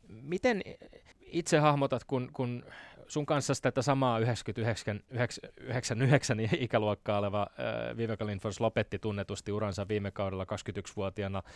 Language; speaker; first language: Finnish; native; Finnish